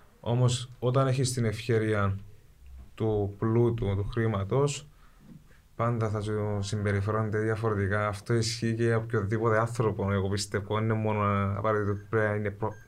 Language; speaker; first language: Greek; early bilingual, other home language; Kurdish